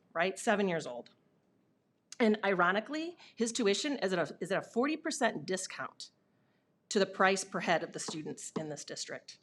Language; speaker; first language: English; native; English